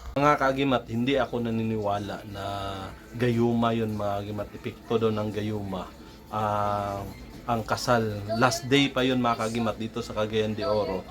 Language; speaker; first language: Filipino; non-native, local second language; Cebuano